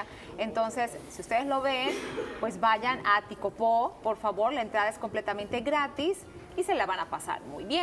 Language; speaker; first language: Spanish; native; Spanish